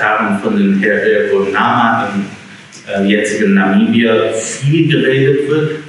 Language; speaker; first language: German; non-native, fluent; English